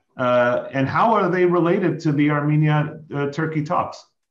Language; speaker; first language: English; native; English